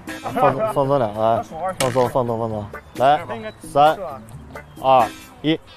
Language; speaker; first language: Chinese; native; Chinese